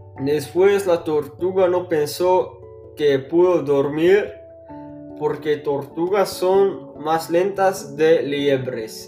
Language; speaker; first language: Spanish; non-native, learner; English